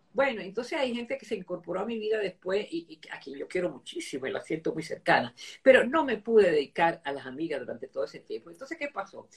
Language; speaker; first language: Spanish; early bilingual, other home language; Italian